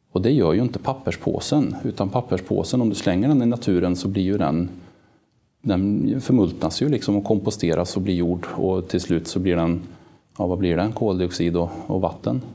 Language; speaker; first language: Swedish; native; Swedish